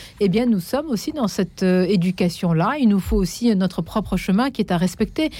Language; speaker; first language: French; non-native, local second language; Arabic